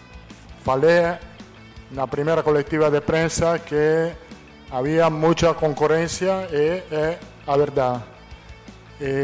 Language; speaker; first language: Portuguese; non-native, fluent; Italian